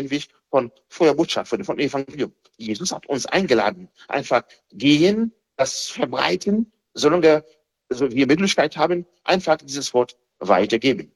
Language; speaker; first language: German; non-native, fluent; Haitian Creole